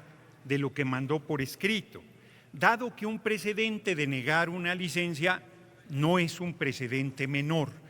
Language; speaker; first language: Spanish; native; Spanish